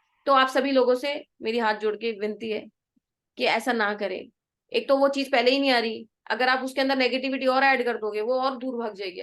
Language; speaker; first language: Hindi; native; Hindi